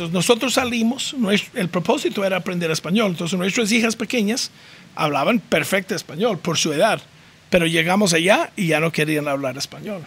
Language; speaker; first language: Spanish; non-native, fluent; English